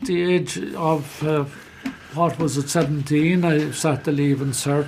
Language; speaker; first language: English; native; English